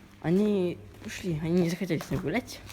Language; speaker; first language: Russian; native; Russian